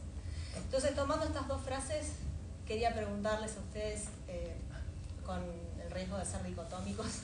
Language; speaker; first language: Spanish; native; Spanish